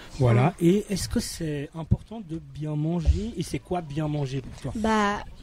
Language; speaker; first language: French; native; French